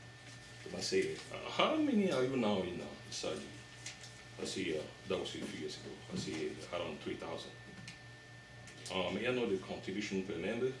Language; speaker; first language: English; non-native, local second language; French